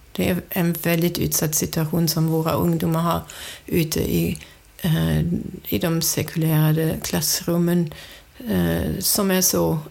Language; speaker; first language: Swedish; non-native, fluent; German